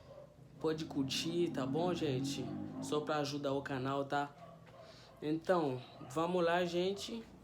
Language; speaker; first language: Portuguese; non-native, fluent; Haitian Creole